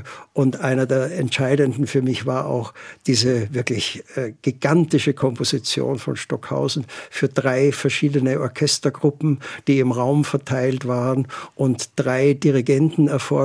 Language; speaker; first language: German; native; German